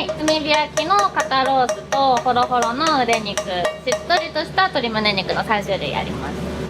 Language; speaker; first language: Japanese; native; Japanese